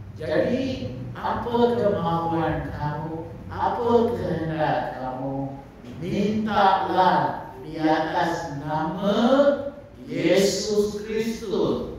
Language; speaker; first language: Malay; non-native, local second language; Tamil